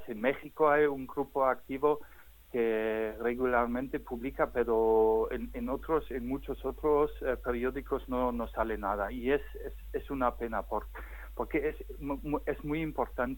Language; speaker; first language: Spanish; non-native, fluent; German